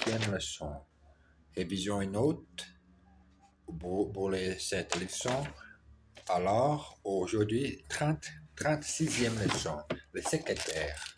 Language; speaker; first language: French; non-native, learner; Portuguese